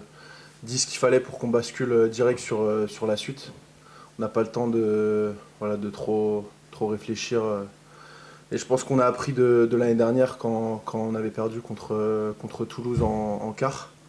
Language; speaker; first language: French; native; French